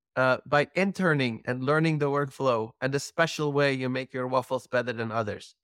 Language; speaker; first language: English; non-native, fluent; Dutch